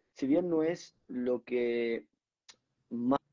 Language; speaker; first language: Spanish; native; Spanish